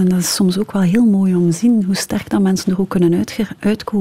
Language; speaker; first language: Dutch; native; Dutch